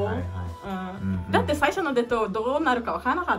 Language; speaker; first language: Japanese; non-native, learner; Portuguese